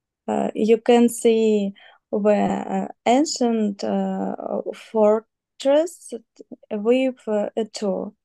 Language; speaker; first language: English; non-native, learner; Russian